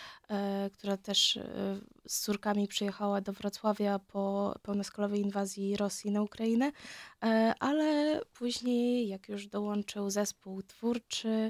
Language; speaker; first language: Polish; non-native, fluent; Ukrainian